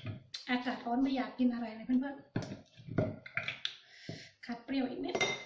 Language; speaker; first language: Thai; non-native, local second language; Northeastern Thai